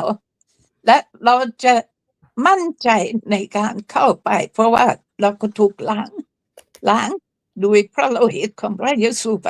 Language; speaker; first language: Thai; non-native, fluent; English